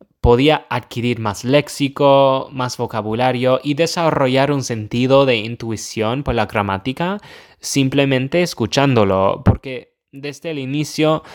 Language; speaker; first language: Spanish; non-native, fluent; English